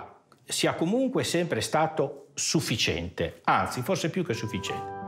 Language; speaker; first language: Italian; native; Italian